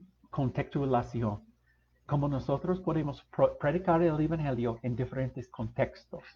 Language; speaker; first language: Spanish; non-native, fluent; English